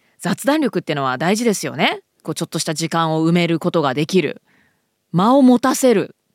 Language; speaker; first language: Japanese; native; Japanese